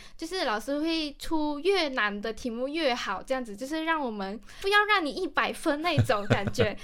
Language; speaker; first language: Chinese; native; Chinese